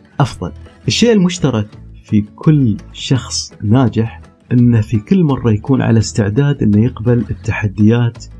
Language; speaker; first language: Arabic; native; Arabic